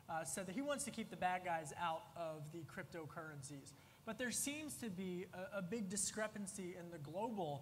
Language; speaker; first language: English; native; English